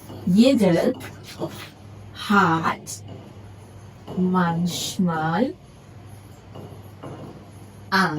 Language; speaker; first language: German; non-native, fluent; Hindi